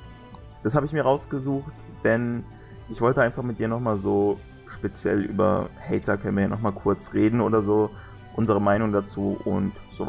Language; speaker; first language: German; native; German